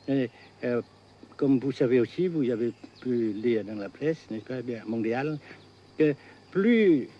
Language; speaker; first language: French; non-native, fluent; Vietnamese